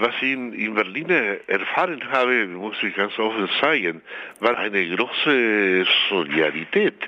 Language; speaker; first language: German; non-native, fluent; Spanish